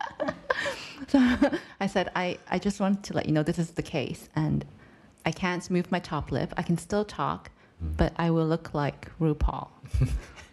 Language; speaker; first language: English; non-native, local second language; Cantonese